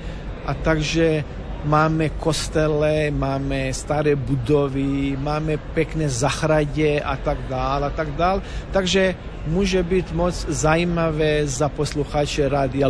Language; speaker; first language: Czech; non-native, learner; Croatian